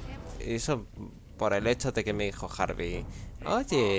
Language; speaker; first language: Spanish; native; Spanish